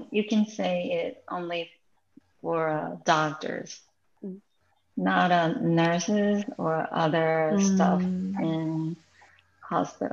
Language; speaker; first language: English; non-native, fluent; Japanese